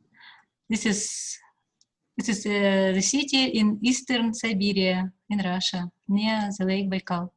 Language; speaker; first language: English; non-native, fluent; Russian